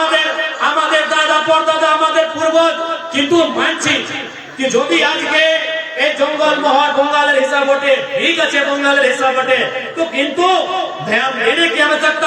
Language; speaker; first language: Bangla; non-native, local second language; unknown